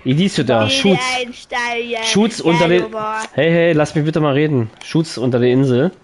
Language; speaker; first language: German; native; German